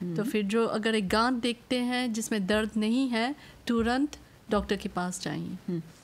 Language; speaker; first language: Hindi; non-native, local second language; Morisyen